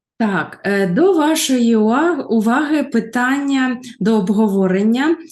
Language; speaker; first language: Ukrainian; native; Ukrainian